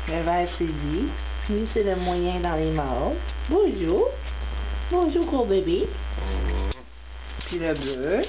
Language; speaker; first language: French; native; French